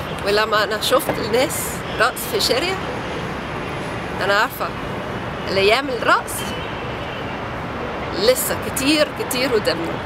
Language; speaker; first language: Arabic; non-native, learner; English